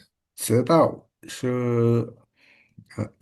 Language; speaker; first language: Chinese; non-native, learner; Indonesian